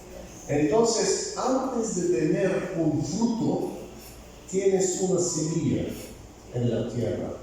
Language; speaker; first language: Spanish; non-native, fluent; Bulgarian